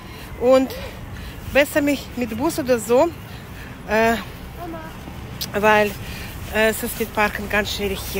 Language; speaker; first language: German; non-native, fluent; Latvian